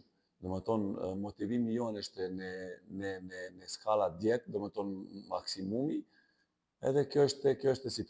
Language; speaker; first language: Albanian; non-native, learner; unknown